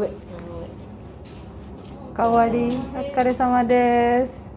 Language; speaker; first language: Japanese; non-native, fluent; Indonesian